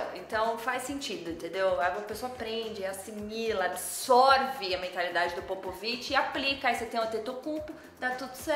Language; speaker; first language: Portuguese; native; Portuguese